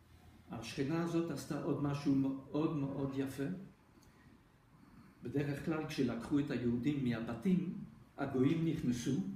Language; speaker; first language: Hebrew; non-native, fluent; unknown